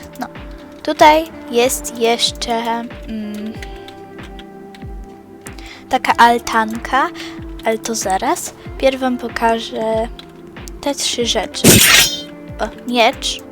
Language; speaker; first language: Polish; native; Polish